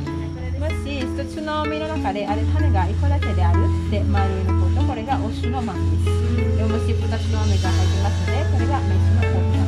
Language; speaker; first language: Japanese; non-native, learner; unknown